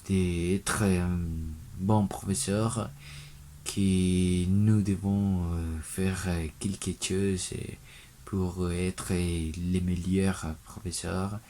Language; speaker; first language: French; non-native, learner; Spanish